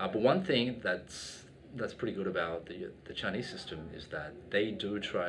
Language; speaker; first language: English; native; English